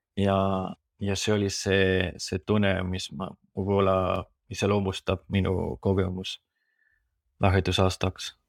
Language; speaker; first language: Estonian; non-native, fluent; Spanish